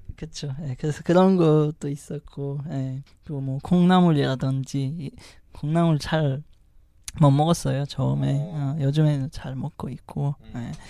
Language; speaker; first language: Korean; non-native, fluent; Arabic